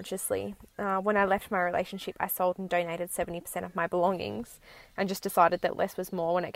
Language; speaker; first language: English; native; English